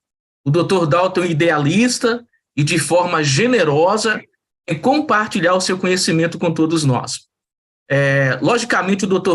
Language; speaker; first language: Portuguese; native; Portuguese